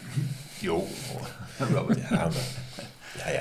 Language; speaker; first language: Danish; early bilingual, other home language; English